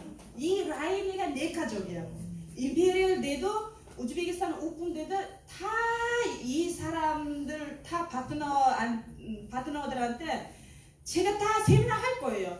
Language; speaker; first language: Korean; non-native, learner; Uzbek